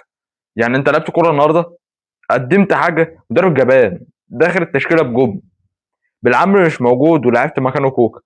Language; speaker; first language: Arabic; native; Arabic